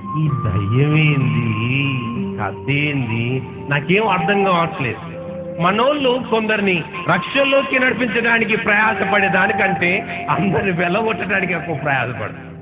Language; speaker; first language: Telugu; non-native, local second language; Urdu